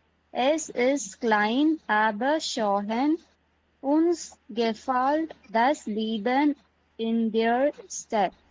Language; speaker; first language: German; non-native, learner; Tamil